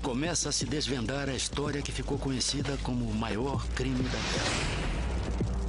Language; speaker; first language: Portuguese; native; Portuguese